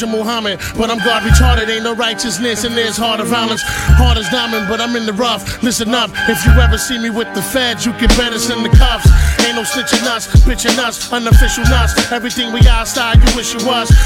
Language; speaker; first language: English; native; English